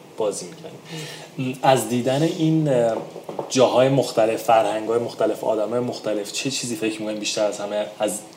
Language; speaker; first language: Persian; native; Persian